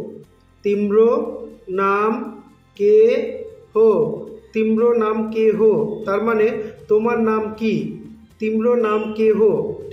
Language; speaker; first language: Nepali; non-native, learner; Bangla